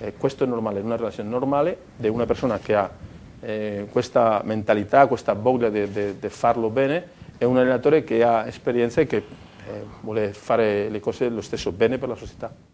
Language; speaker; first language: Italian; non-native, fluent; Spanish